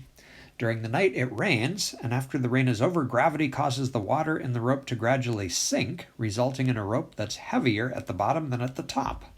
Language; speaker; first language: English; native; English